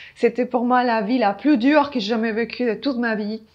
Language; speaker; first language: French; non-native, fluent; Spanish